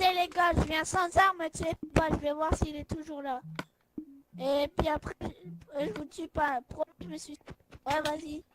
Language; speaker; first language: French; native; French